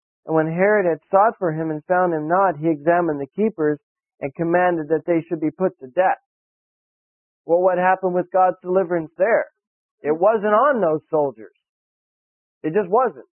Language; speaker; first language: English; native; English